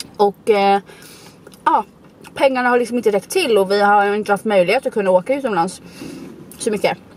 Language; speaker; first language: Swedish; native; Swedish